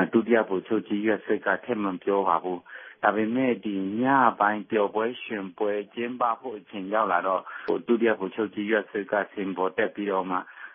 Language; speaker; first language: Burmese; non-native, local second language; Shan